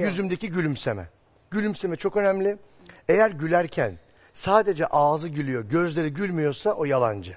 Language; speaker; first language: Turkish; native; Turkish